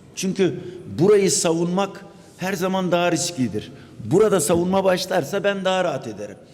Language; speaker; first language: Turkish; native; Turkish